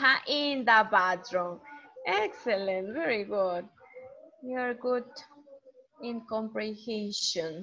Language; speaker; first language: English; non-native, fluent; Spanish